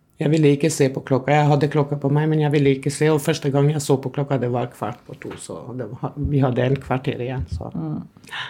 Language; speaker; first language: Norwegian; non-native, fluent; Albanian